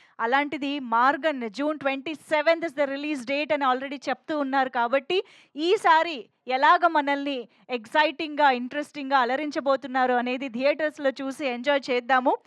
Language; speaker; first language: Telugu; native; Telugu